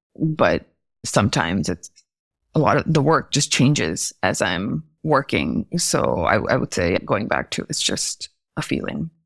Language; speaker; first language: English; non-native, local second language; Hindi